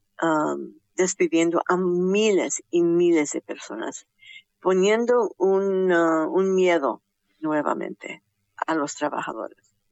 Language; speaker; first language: Spanish; early bilingual, heritage; Spanish